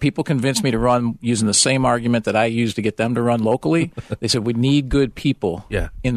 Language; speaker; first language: English; native; English